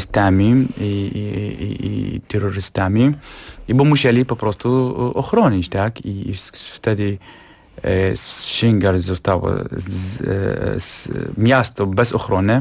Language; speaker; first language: Polish; non-native, fluent; Kurdish